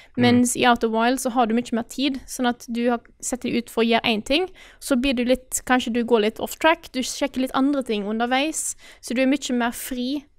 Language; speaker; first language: Norwegian; native; Norwegian